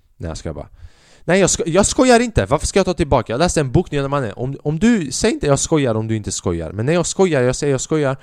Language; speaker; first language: Swedish; early bilingual, other home language; Albanian